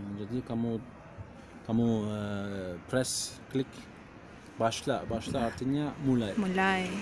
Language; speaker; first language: Indonesian; non-native, learner; Turkish